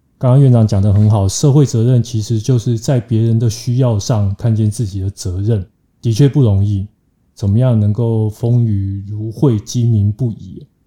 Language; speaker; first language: Chinese; native; Chinese